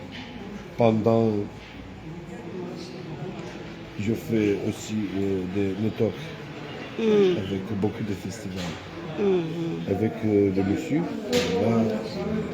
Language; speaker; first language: French; non-native, learner; Romanian